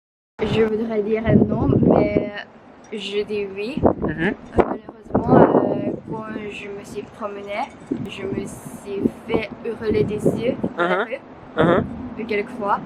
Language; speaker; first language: French; non-native, fluent; Japanese